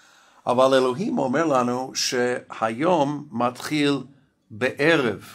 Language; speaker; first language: Hebrew; non-native, fluent; English